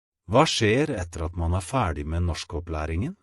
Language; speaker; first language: Norwegian; non-native, fluent; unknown